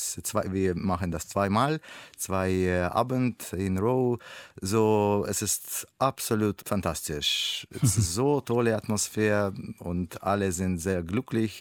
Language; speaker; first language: German; non-native, learner; Russian